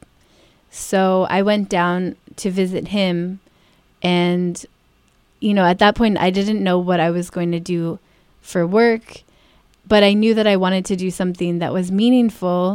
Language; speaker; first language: English; native; English